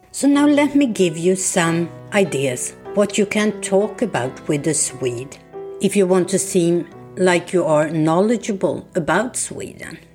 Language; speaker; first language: English; non-native, fluent; Swedish